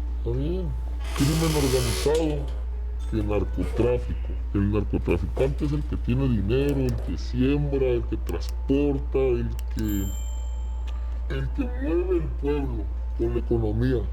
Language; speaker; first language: Spanish; native; Spanish